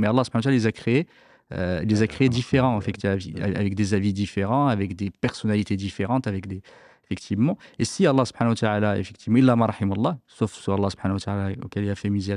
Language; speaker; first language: French; native; French